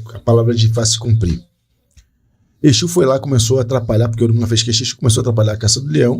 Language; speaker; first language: Portuguese; native; Portuguese